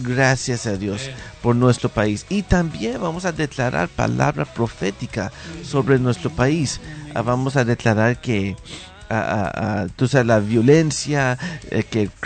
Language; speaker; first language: Spanish; early bilingual, heritage; Spanish